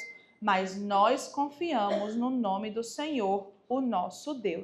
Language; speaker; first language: Portuguese; native; Portuguese